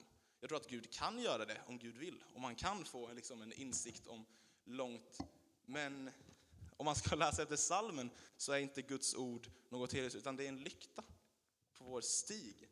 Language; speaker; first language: Swedish; native; Swedish